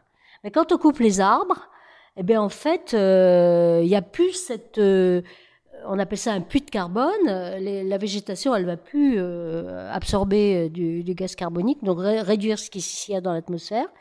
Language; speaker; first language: French; native; French